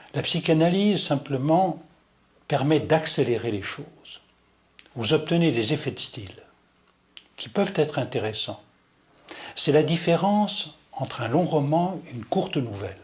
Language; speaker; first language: French; native; French